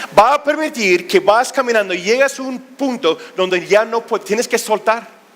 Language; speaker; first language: Spanish; non-native, fluent; English